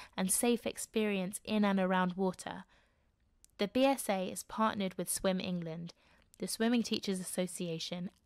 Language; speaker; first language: English; native; English